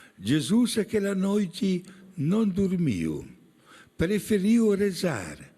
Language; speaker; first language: Portuguese; non-native, fluent; Italian